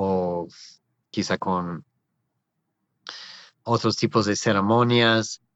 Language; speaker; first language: Spanish; non-native, fluent; English